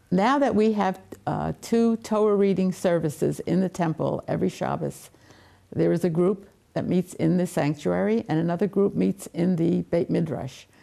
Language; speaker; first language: English; native; English